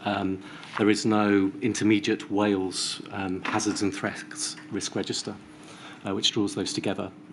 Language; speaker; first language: English; native; English